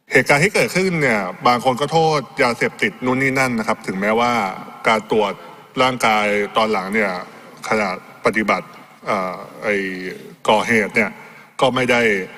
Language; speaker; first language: Thai; native; Thai